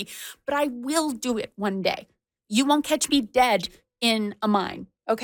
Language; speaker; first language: English; native; English